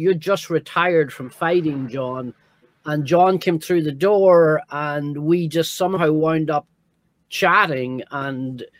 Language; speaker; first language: English; native; English